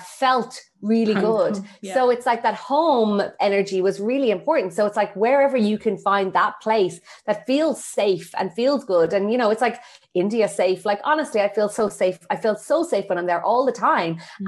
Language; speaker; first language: English; native; English